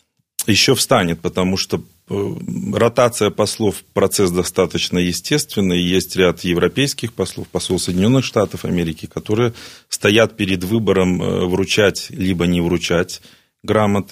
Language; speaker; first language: Russian; native; Russian